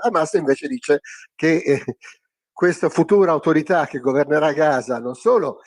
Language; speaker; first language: Italian; native; Italian